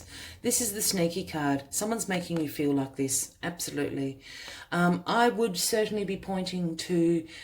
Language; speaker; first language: English; native; English